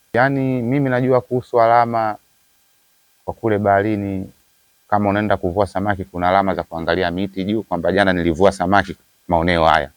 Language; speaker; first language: Swahili; native; Swahili